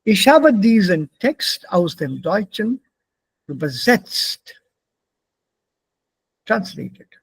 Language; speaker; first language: German; non-native, fluent; Hindi